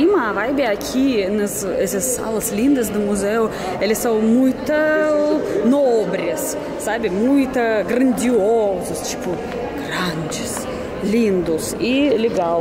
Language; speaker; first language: Portuguese; non-native, fluent; Russian